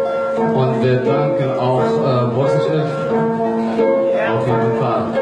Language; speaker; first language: German; non-native, learner; Arabic